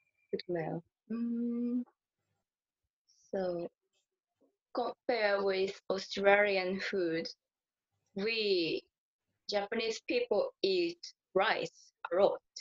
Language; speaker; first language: English; non-native, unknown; Japanese